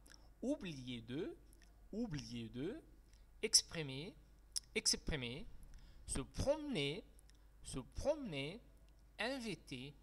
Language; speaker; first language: French; non-native, fluent; Arabic